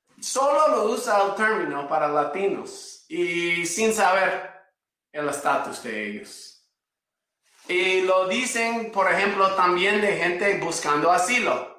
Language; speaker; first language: Spanish; non-native, fluent; English